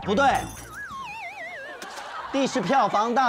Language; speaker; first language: Chinese; native; Chinese